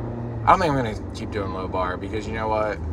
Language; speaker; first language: English; native; English